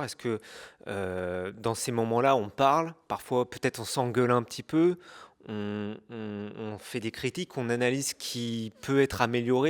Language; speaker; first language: French; native; French